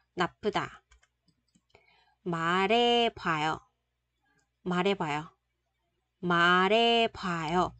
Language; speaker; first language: Korean; non-native, fluent; Vietnamese